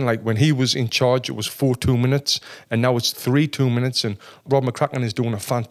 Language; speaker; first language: English; native; English